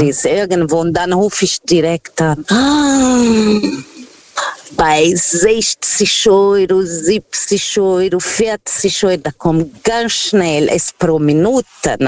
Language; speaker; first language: German; non-native, fluent; Portuguese